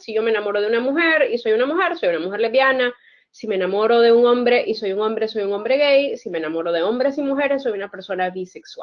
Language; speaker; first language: Spanish; native; Spanish